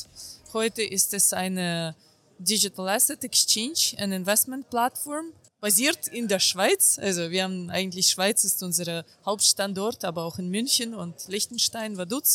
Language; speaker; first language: German; non-native, fluent; Ukrainian